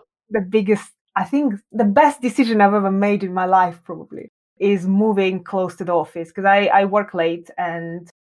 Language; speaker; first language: English; non-native, fluent; Russian